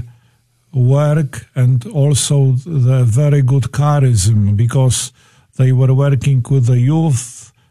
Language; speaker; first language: English; non-native, fluent; Polish